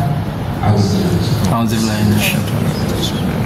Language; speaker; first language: Arabic; non-native, fluent; Malay